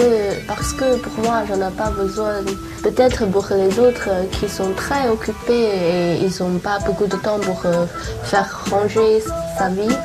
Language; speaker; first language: French; non-native, learner; Chinese